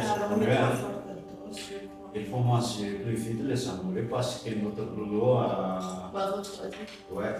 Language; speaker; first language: French; non-native, local second language; Malagasy